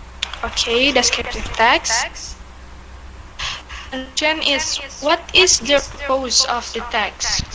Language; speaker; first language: English; non-native, learner; Indonesian